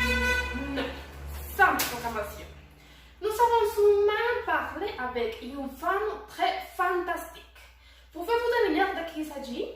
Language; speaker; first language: French; non-native, learner; Spanish